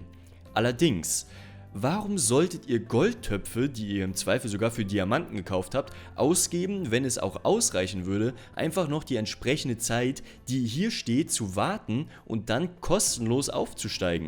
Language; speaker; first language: German; native; German